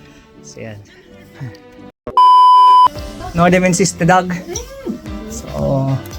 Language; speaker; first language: Norwegian; non-native, learner; Filipino